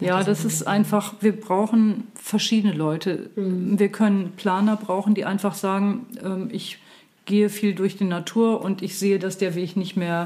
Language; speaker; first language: German; native; German